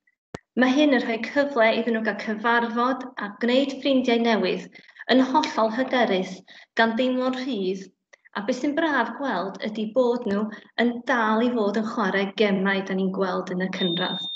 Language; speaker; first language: Welsh; native; Welsh